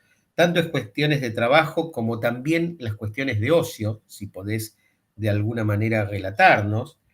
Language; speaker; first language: Spanish; native; Spanish